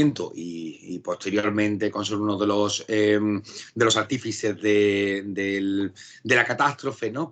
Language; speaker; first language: Spanish; native; Spanish